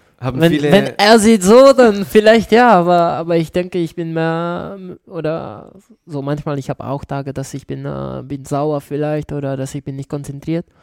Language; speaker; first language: German; non-native, learner; Czech